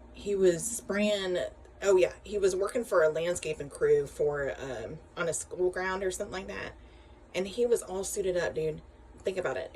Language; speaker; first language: English; native; English